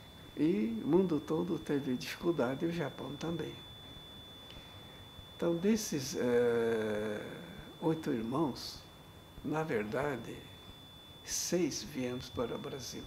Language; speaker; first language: Portuguese; non-native, fluent; Japanese